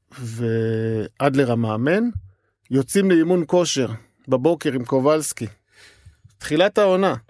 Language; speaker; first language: Hebrew; native; Hebrew